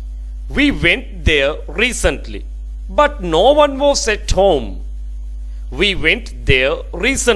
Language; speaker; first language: English; non-native, local second language; Sinhala